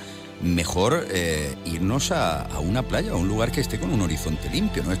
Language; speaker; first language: Spanish; native; Spanish